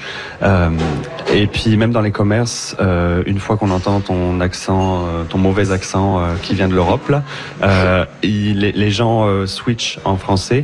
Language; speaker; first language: French; native; French